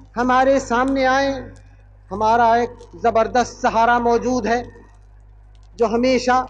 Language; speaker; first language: Hindi; native; Hindi